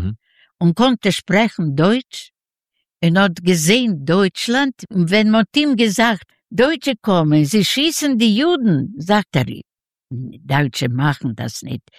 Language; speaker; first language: German; non-native, learner; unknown